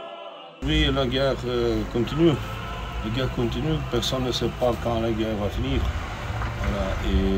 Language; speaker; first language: French; non-native, learner; Ukrainian